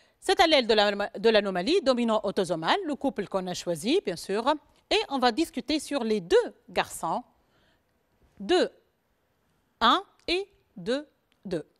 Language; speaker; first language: French; non-native, local second language; Arabic